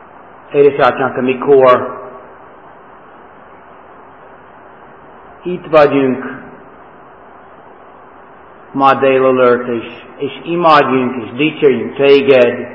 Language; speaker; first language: Hungarian; non-native, fluent; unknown